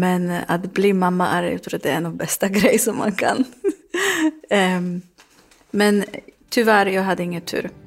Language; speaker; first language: Swedish; non-native, learner; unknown